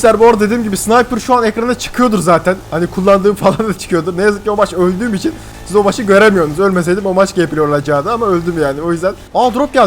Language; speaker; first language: Turkish; native; Turkish